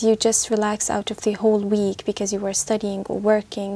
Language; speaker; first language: English; non-native, fluent; Arabic